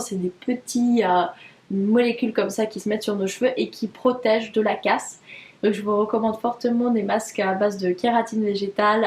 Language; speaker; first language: French; native; French